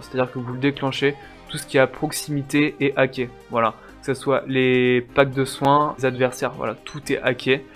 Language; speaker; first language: French; native; French